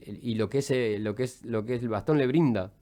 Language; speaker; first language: Spanish; native; Spanish